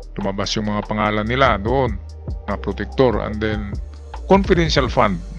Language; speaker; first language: Filipino; non-native, local second language; Cebuano